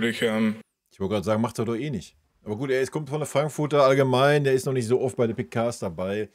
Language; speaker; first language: German; native; German